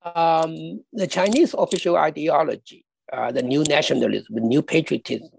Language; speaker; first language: English; non-native, fluent; Chinese